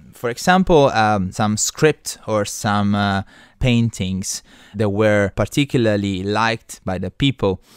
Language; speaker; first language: English; non-native, fluent; Italian